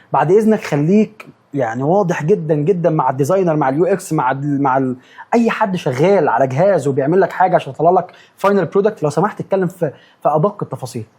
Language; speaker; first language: Egyptian Arabic; native; Egyptian Arabic